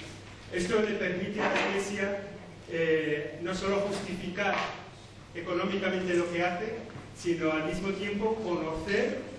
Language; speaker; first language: Spanish; native; Spanish